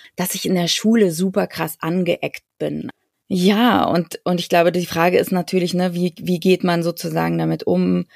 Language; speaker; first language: German; native; German